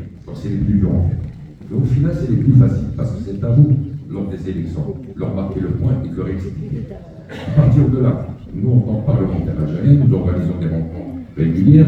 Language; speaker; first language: French; non-native, local second language; Arabic